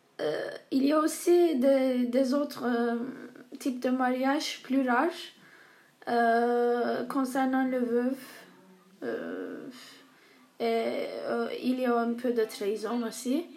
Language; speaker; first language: French; non-native, learner; Turkish